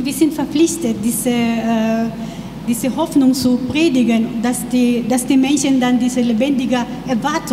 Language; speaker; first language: German; non-native, learner; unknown